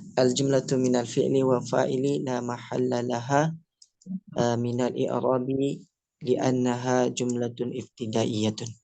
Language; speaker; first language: Arabic; non-native, learner; Indonesian